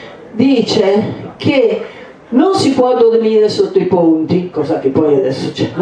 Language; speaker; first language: Italian; native; Italian